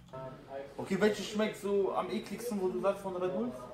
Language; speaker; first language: German; early bilingual, other home language; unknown